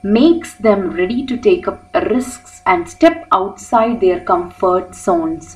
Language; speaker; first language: English; non-native, local second language; Malayalam